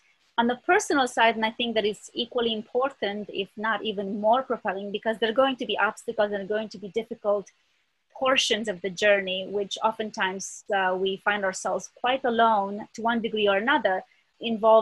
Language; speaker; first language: English; early bilingual, other home language; Romanian